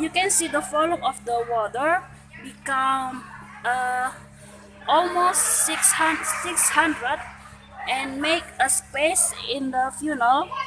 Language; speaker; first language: English; non-native, learner; Indonesian